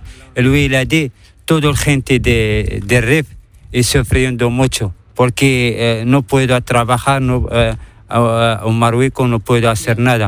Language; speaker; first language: Spanish; non-native, learner; Arabic